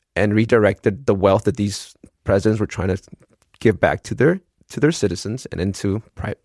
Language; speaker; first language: English; early bilingual, other home language; Spanish